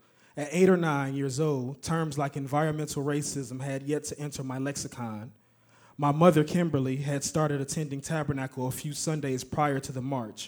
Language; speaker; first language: English; native; English